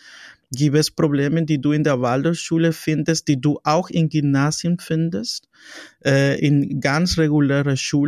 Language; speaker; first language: German; non-native, fluent; Spanish